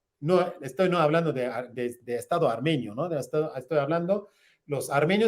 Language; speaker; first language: Spanish; non-native, learner; Kurdish